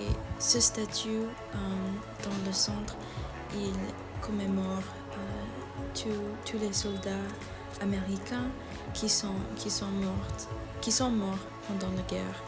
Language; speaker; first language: French; non-native, learner; English